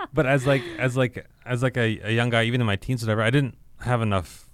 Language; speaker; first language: English; native; English